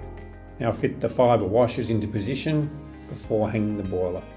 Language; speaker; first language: English; native; English